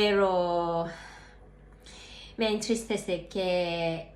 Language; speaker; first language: Spanish; non-native, learner; Cantonese